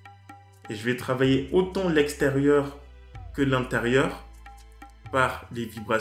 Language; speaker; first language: French; native; French